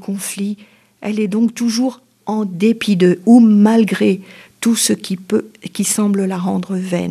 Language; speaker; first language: French; native; French